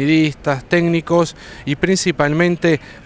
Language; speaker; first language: Spanish; native; Spanish